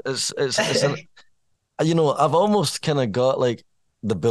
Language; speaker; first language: English; native; English